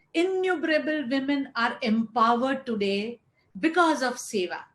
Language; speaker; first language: Hindi; non-native, local second language; Gujarati